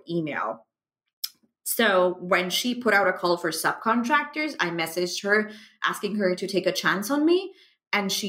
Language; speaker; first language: English; non-native, local second language; Urdu